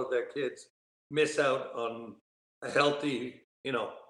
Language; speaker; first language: English; native; English